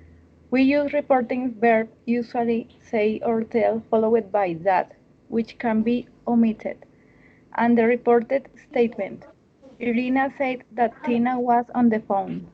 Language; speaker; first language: English; non-native, learner; Spanish